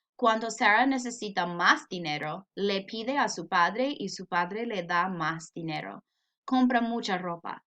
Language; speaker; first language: Spanish; non-native, fluent; English